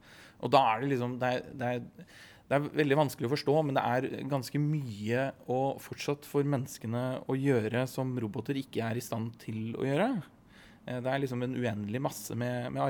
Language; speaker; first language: Norwegian; native; Norwegian